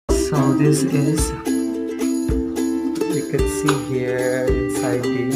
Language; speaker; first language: English; non-native, learner; Filipino